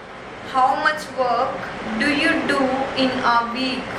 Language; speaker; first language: English; non-native, local second language; Punjabi